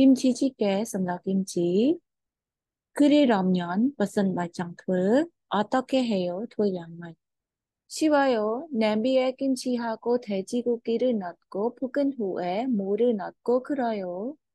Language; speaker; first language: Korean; non-native, fluent; Khmer